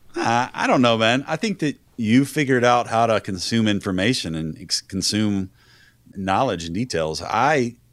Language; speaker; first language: English; native; English